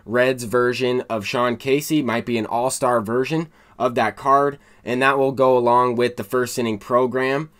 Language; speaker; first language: English; native; English